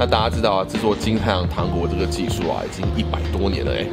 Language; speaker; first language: Chinese; native; Chinese